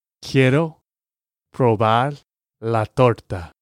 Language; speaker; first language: Spanish; non-native, learner; English